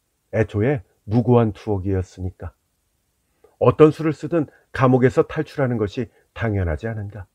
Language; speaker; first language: Korean; native; Korean